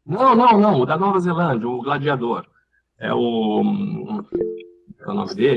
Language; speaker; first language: Portuguese; native; Portuguese